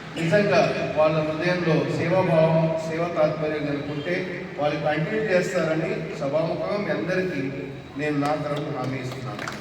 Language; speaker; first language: Telugu; native; Telugu